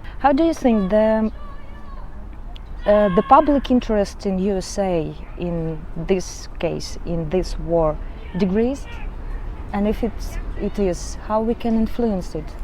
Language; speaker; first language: English; non-native, learner; Ukrainian